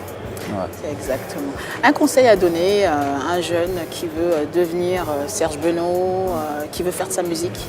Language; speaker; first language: French; native; French